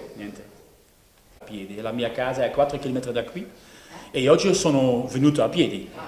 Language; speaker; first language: Italian; non-native, learner; Dutch